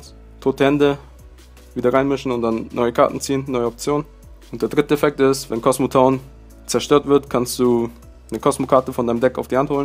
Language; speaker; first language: German; native; German